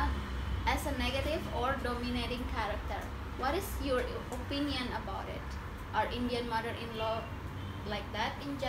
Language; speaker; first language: English; non-native, fluent; Indonesian